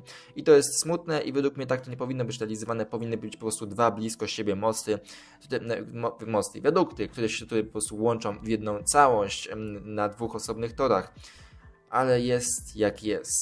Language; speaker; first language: Polish; native; Polish